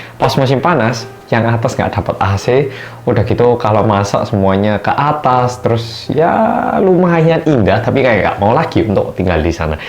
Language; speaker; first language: Indonesian; non-native, fluent; Korean